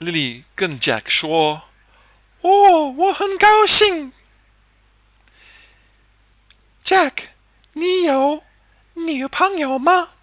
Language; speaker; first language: Chinese; non-native, fluent; English